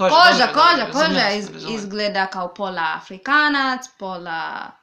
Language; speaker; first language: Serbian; non-native, learner; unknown